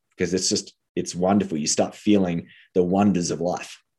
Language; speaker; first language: English; native; English